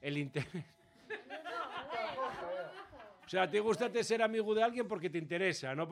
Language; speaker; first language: Spanish; native; Spanish